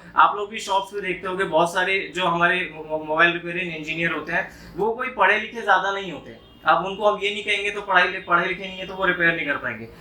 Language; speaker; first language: Hindi; native; Hindi